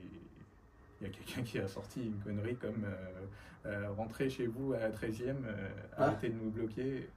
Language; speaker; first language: French; early bilingual, other home language; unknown